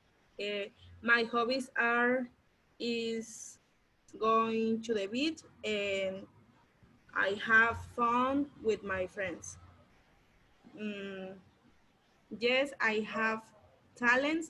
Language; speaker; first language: English; non-native, learner; Spanish